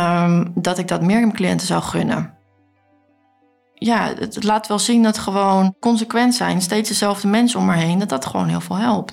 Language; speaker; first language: Dutch; native; Dutch